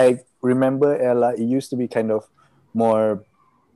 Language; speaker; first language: English; non-native, local second language; Malay